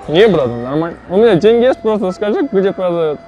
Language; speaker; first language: Russian; non-native, local second language; Kazakh